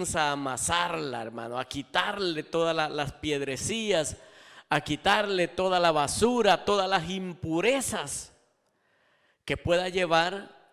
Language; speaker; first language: Spanish; native; Spanish